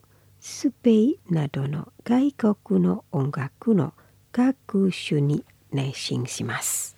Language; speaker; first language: Japanese; non-native, fluent; Indonesian